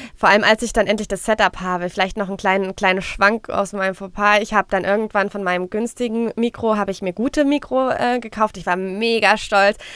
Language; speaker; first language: German; native; German